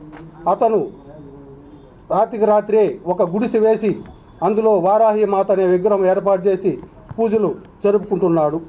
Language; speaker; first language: Telugu; native; Telugu